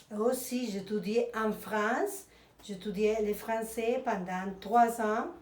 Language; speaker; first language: French; non-native, fluent; Spanish